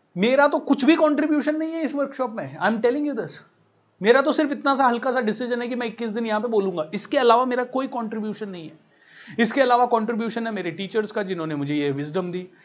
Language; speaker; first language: Hindi; native; Hindi